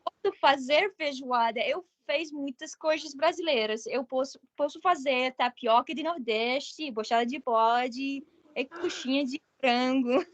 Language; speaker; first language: Portuguese; non-native, learner; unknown